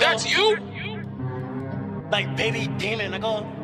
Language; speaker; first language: English; native; English